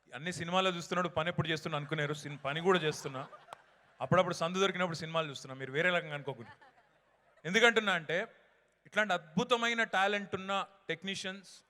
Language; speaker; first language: Telugu; native; Telugu